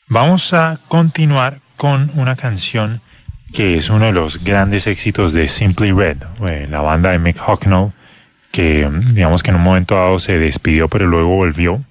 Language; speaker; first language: Spanish; native; Spanish